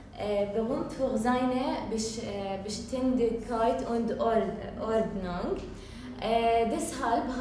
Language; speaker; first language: German; non-native, learner; Arabic